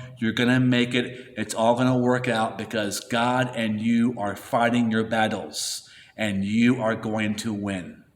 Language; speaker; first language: English; native; English